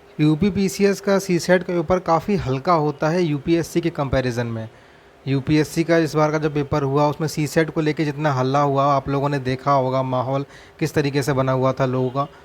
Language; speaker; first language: Hindi; native; Hindi